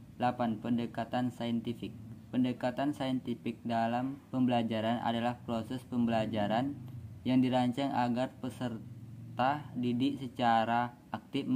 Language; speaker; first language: Indonesian; native; Indonesian